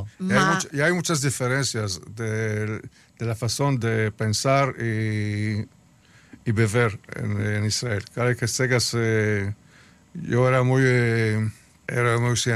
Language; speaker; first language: Spanish; early bilingual, heritage; Spanish